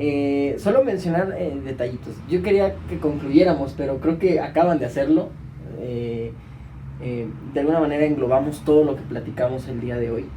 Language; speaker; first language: Spanish; native; Spanish